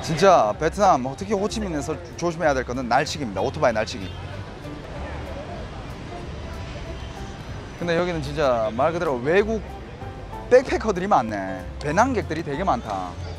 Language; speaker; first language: Korean; native; Korean